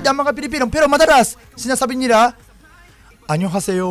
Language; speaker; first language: Filipino; non-native, learner; Japanese